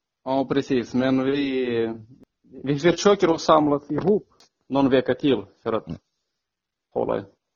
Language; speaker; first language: Swedish; non-native, fluent; Romanian